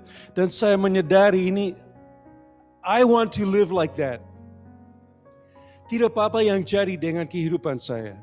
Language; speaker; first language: Indonesian; non-native, learner; English